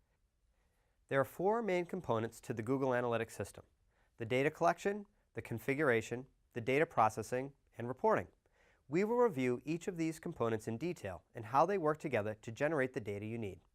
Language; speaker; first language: English; native; English